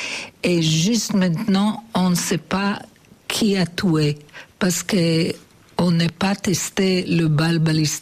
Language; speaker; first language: French; non-native, learner; Hebrew